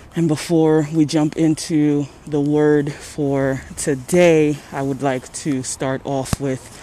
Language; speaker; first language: English; native; English